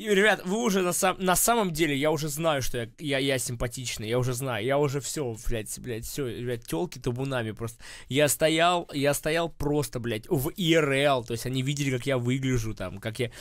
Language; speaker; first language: Russian; native; Russian